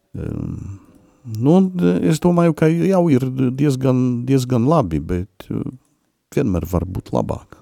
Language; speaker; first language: Latvian; non-native, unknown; Polish